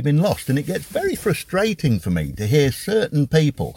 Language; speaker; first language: English; native; English